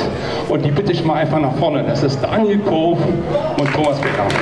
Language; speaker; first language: German; native; German